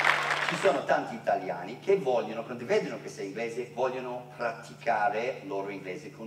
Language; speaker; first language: Italian; non-native, fluent; English